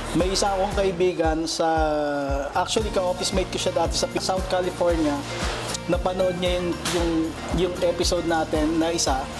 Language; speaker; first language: Filipino; native; Filipino